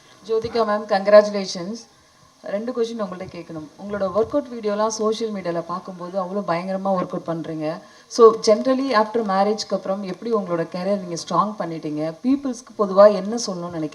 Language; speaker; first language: Tamil; native; Tamil